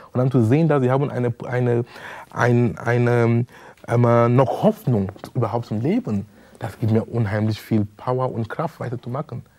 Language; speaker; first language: German; non-native, fluent; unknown